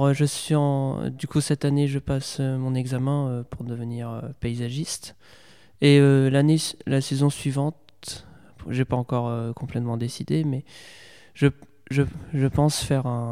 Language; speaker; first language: French; native; French